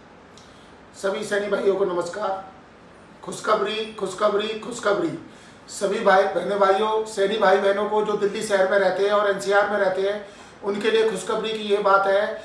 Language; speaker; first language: Hindi; native; Hindi